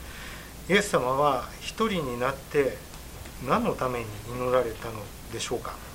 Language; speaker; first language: Japanese; native; Japanese